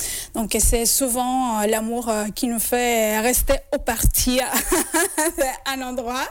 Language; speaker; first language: French; non-native, fluent; Spanish